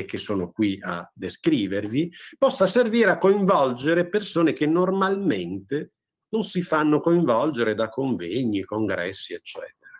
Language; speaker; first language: Italian; native; Italian